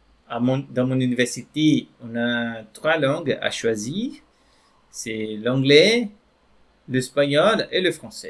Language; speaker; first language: French; non-native, fluent; Portuguese